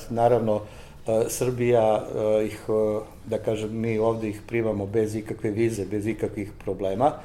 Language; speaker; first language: Serbian; native; Serbian